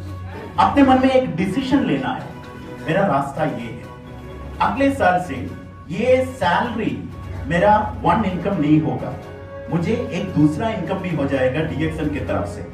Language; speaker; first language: Hindi; non-native, fluent; Bangla